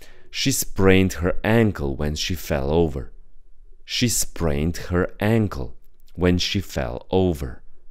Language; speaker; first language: English; non-native, fluent; Romanian